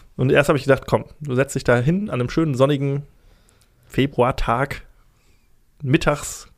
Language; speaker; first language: German; native; German